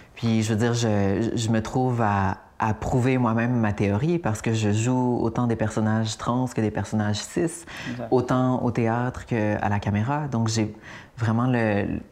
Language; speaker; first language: French; native; French